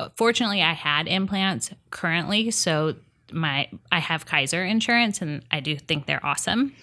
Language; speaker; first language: English; native; English